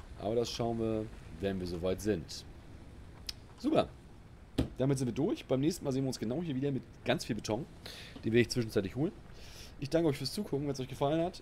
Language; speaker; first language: German; native; German